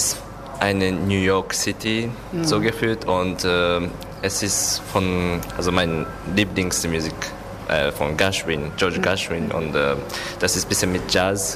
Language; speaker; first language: German; non-native, learner; Japanese